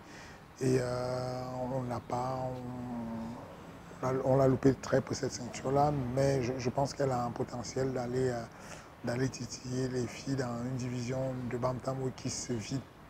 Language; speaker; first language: French; native; French